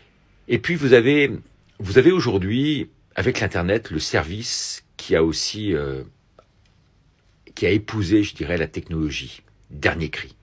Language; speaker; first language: French; native; French